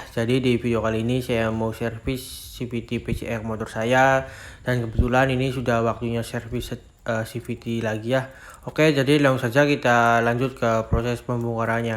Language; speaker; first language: Indonesian; native; Indonesian